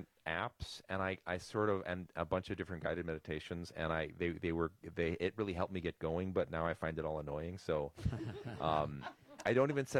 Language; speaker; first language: English; native; English